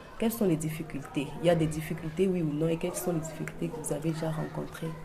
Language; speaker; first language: French; non-native, local second language; Luba-Lulua